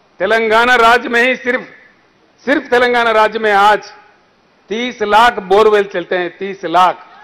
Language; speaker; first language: Hindi; non-native, local second language; Telugu